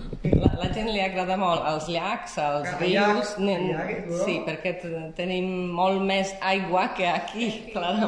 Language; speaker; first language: Catalan; non-native, fluent; Polish